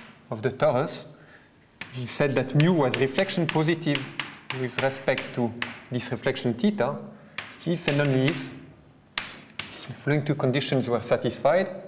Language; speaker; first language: English; non-native, fluent; French